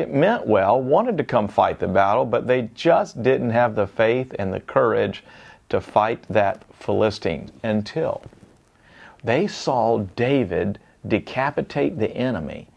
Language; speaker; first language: English; native; English